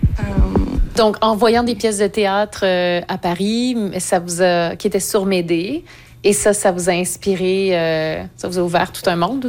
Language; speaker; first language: French; native; French